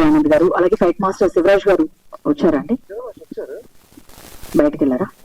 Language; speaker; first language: Telugu; native; Telugu